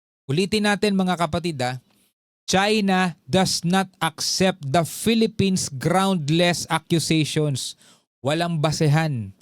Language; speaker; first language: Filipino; native; Filipino